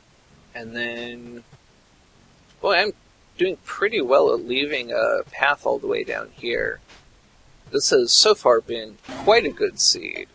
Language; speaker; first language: English; native; English